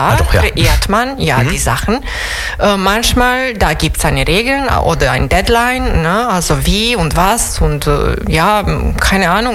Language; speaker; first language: German; non-native, fluent; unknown